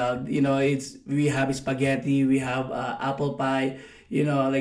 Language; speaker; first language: English; non-native, local second language; Filipino